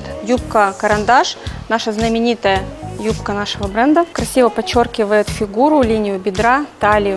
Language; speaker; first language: Russian; native; Russian